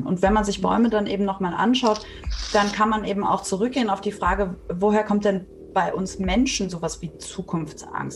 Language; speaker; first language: German; native; German